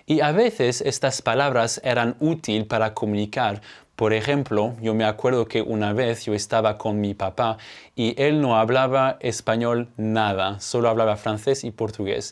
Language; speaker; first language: Spanish; non-native, fluent; French